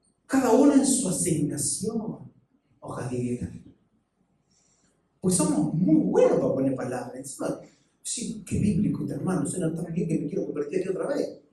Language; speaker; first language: Spanish; native; Spanish